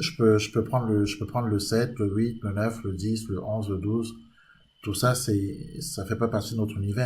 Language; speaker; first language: French; native; French